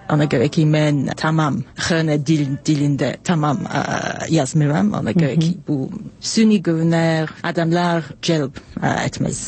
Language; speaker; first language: Azerbaijani; non-native, learner; English